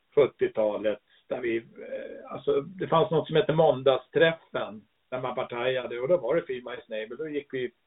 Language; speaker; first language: Swedish; early bilingual, other home language; English